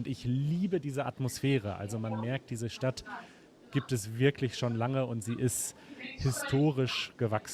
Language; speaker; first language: German; native; German